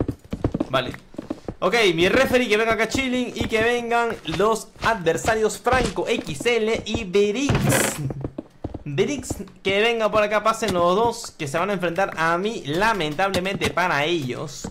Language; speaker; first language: Spanish; native; Spanish